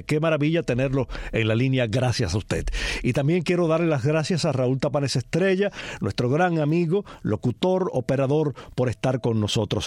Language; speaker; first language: Spanish; native; Spanish